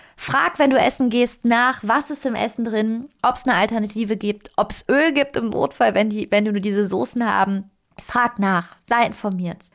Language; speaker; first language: German; non-native, fluent; Italian